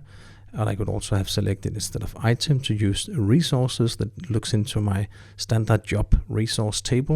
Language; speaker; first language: English; non-native, fluent; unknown